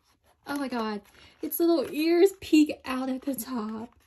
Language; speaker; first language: English; native; English